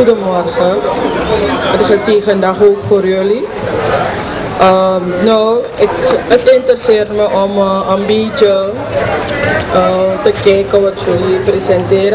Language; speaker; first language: Dutch; native; Dutch